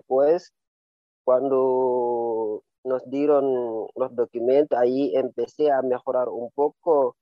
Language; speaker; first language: Spanish; non-native, learner; Wolof